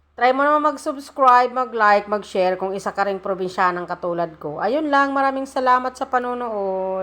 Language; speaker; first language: Filipino; native; Filipino